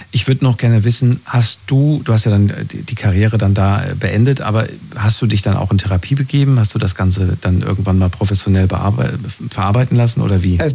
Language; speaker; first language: German; native; German